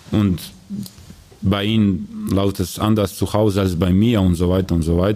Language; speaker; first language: German; non-native, learner; Croatian